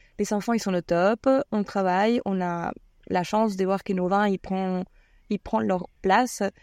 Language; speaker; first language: French; non-native, fluent; Spanish